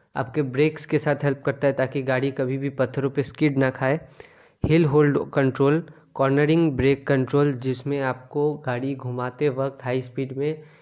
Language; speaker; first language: Hindi; native; Hindi